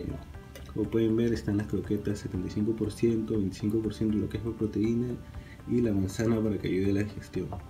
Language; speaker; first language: Spanish; native; Spanish